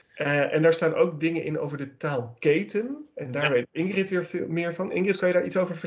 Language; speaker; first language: Dutch; native; Dutch